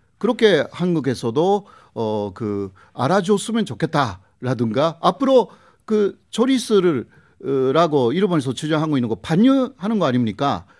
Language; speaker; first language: Korean; non-native, fluent; Japanese